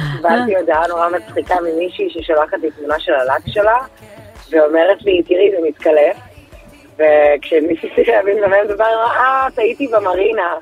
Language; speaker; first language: Hebrew; early bilingual, other home language; Russian